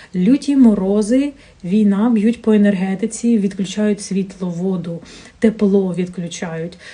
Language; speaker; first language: Ukrainian; non-native, local second language; Russian